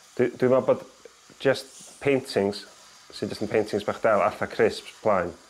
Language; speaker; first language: Welsh; native; Welsh